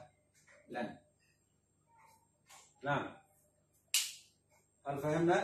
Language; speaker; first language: Arabic; non-native, fluent; Khmer